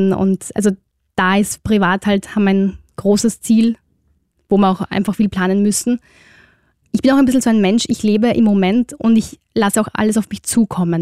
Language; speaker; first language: German; native; German